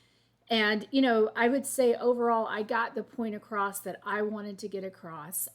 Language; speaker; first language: English; native; English